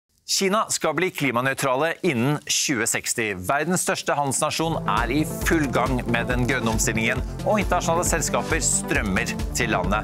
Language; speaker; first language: Norwegian; native; Norwegian